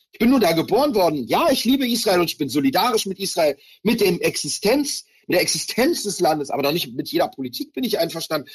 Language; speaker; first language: German; early bilingual, other home language; Hebrew